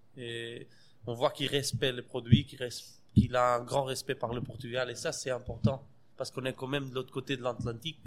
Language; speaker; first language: French; non-native, fluent; Portuguese